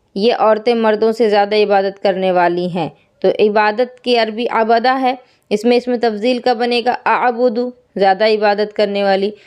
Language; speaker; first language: Urdu; native; Urdu